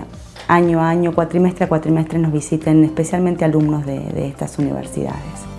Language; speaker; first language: Spanish; native; Spanish